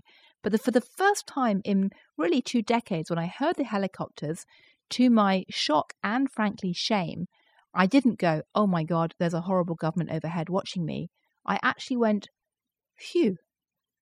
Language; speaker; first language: English; native; English